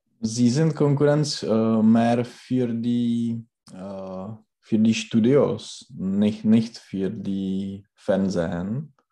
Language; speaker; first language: German; non-native, learner; Czech